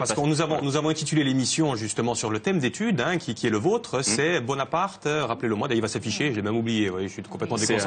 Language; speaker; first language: French; native; French